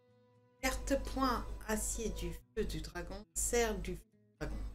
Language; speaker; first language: French; native; French